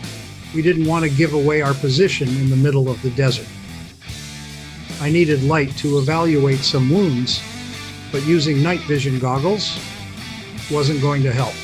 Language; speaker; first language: English; native; English